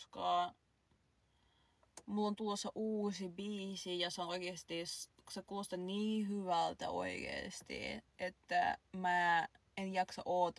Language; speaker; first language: Finnish; non-native, fluent; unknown